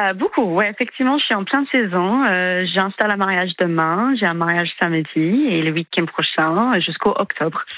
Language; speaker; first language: French; non-native, fluent; English